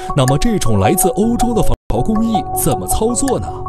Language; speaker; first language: Chinese; native; Chinese